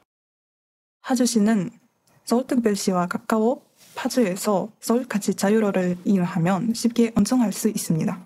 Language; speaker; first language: Korean; non-native, fluent; Kazakh